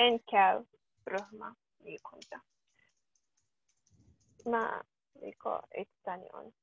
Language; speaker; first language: Finnish; non-native, learner; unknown